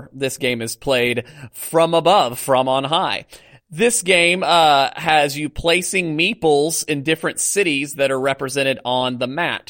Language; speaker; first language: English; native; English